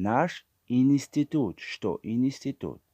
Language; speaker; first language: Russian; non-native, fluent; Tajik